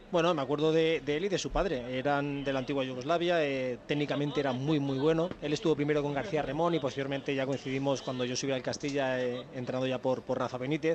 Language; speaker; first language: Spanish; native; Spanish